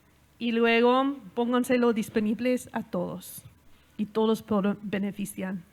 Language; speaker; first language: Spanish; non-native, learner; English